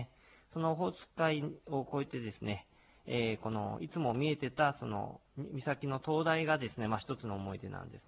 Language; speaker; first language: Japanese; native; Japanese